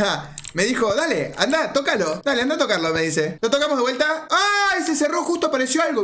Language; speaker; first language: Spanish; native; Spanish